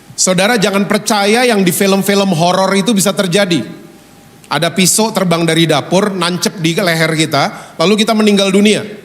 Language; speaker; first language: Indonesian; native; Indonesian